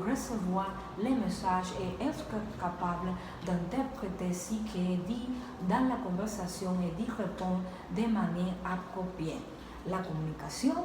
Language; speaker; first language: French; non-native, learner; Spanish